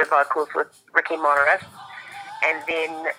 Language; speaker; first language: English; native; English